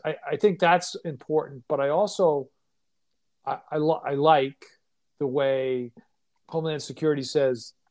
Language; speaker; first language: English; native; English